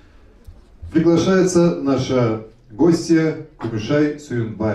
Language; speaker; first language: Russian; native; Russian